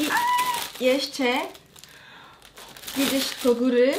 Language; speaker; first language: Polish; non-native, learner; Korean